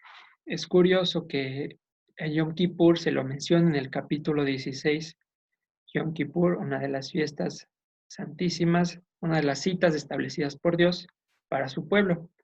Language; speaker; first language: Spanish; native; Spanish